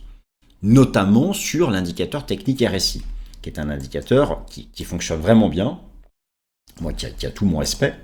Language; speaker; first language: French; native; French